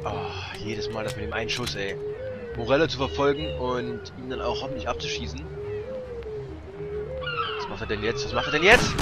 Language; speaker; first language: German; native; German